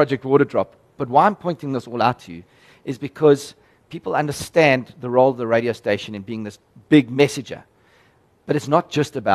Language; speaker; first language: English; native; English